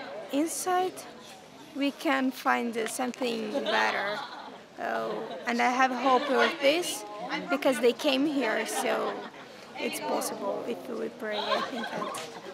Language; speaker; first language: English; non-native, learner; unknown